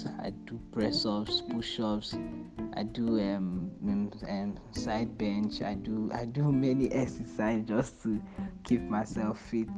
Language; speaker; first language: English; non-native, local second language; Igbo